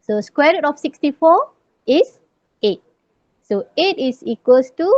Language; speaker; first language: English; non-native, local second language; Malay